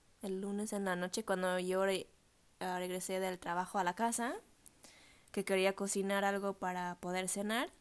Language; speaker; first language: Spanish; non-native, fluent; German